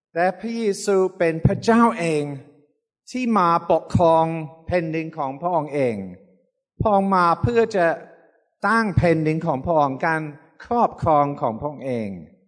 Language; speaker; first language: Thai; non-native, fluent; English